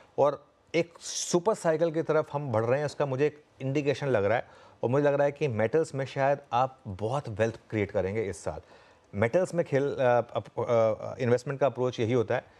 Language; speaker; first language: Hindi; native; Hindi